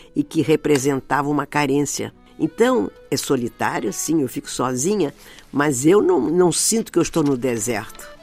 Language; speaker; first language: Portuguese; native; Portuguese